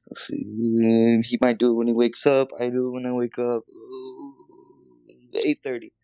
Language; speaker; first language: English; native; English